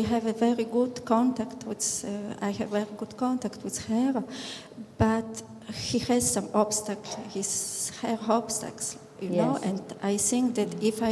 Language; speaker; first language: English; non-native, learner; French